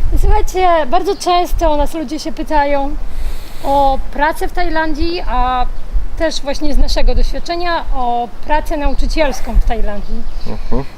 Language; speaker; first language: Polish; native; Polish